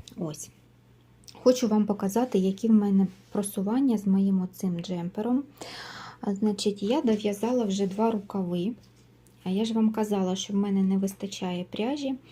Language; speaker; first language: Ukrainian; native; Ukrainian